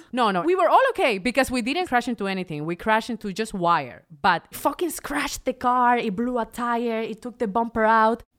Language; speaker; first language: English; non-native, fluent; Spanish